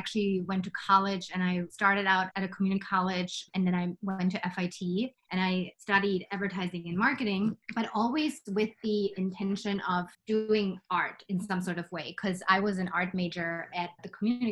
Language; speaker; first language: English; non-native, fluent; German